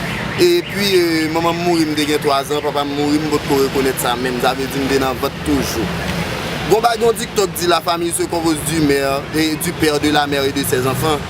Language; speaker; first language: French; non-native, learner; Haitian Creole